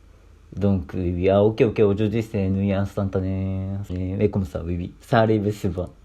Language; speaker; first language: French; non-native, learner; Japanese